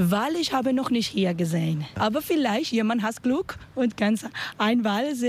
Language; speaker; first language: German; non-native, learner; Spanish